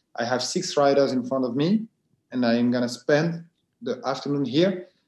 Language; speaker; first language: English; non-native, fluent; French